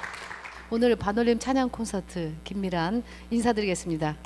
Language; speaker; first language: Korean; native; Korean